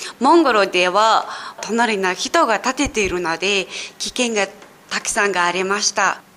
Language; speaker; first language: Japanese; non-native, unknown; Mongolian